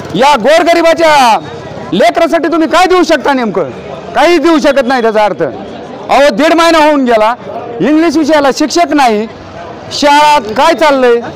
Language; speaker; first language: Marathi; native; Marathi